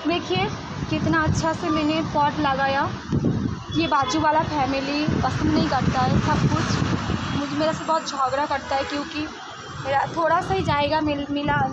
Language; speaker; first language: Hindi; non-native, local second language; Bangla